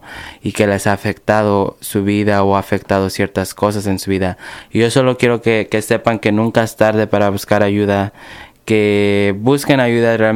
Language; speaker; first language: Spanish; early bilingual, other home language; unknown